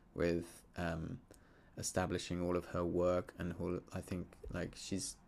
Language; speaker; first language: English; native; English